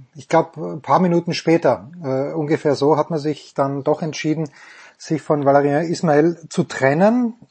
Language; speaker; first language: German; native; German